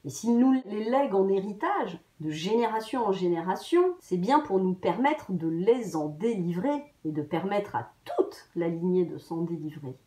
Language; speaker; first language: French; native; French